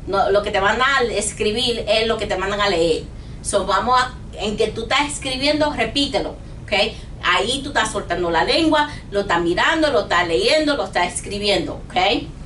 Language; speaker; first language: Spanish; non-native, learner; English